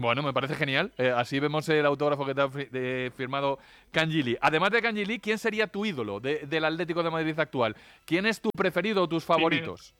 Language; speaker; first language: Spanish; native; Spanish